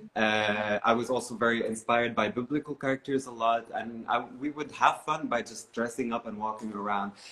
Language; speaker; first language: English; non-native, fluent; Arabic